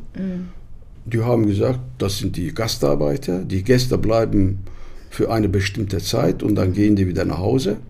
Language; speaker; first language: German; non-native, fluent; Turkish